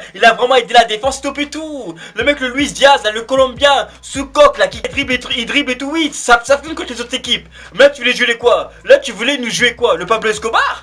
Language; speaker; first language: French; native; French